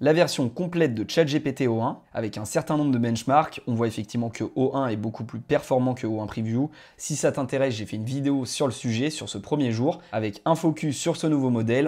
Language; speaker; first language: French; native; French